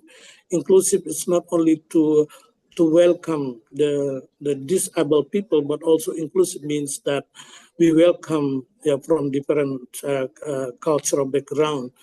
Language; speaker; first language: English; non-native, fluent; Indonesian